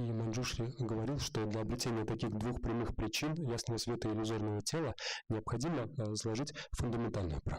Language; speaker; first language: Russian; native; Russian